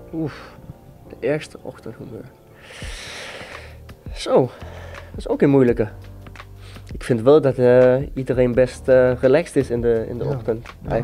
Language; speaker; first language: Dutch; non-native, fluent; Danish